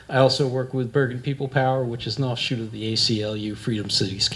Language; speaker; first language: English; native; English